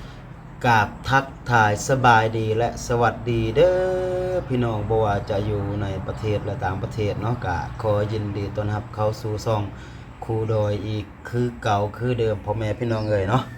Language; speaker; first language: Thai; non-native, local second language; Lao